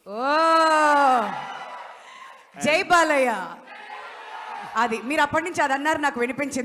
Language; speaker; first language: Telugu; native; Telugu